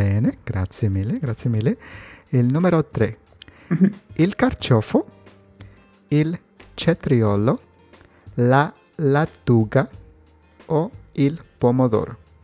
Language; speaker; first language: Italian; non-native, learner; Spanish